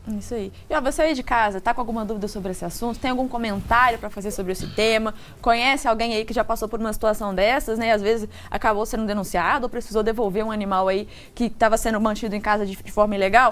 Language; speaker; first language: Portuguese; native; Portuguese